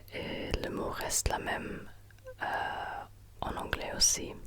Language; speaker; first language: French; non-native, fluent; German